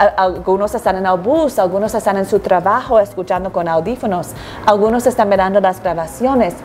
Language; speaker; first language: Spanish; non-native, fluent; English